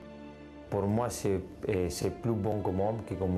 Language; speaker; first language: French; non-native, fluent; Spanish